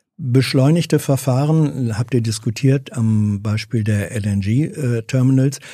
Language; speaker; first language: German; native; German